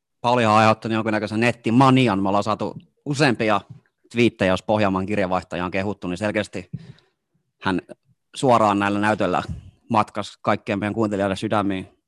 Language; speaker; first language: Finnish; native; Finnish